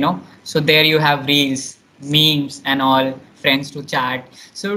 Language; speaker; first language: English; non-native, local second language; Hindi